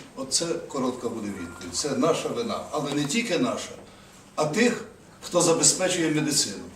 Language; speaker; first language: Ukrainian; native; Ukrainian